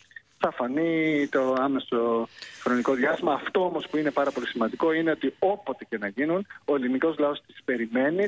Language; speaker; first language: Greek; native; Greek